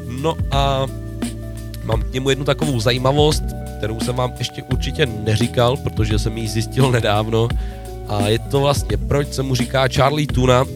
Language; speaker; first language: Czech; native; Czech